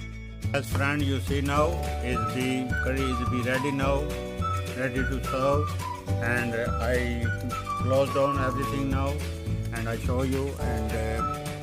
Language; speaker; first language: English; non-native, learner; Punjabi